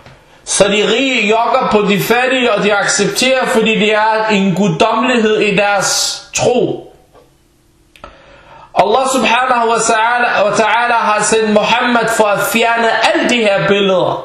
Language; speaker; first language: Danish; non-native, fluent; Arabic